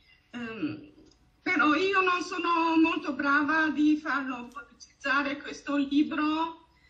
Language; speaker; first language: Italian; non-native, fluent; Albanian